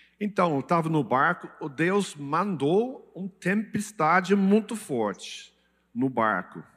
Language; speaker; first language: Portuguese; non-native, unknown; English